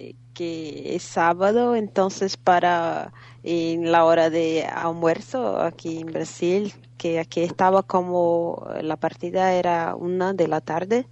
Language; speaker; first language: Spanish; non-native, fluent; Portuguese